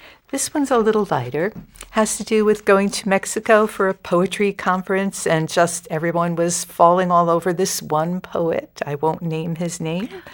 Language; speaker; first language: English; native; English